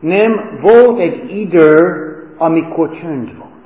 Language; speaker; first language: Hungarian; non-native, fluent; English